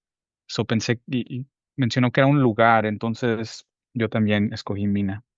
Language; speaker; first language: Spanish; non-native, fluent; English